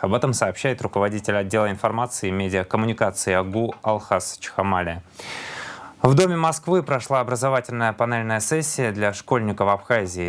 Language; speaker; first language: Russian; native; Russian